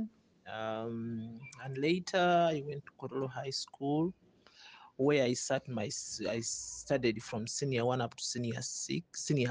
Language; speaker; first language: English; non-native, local second language; Ganda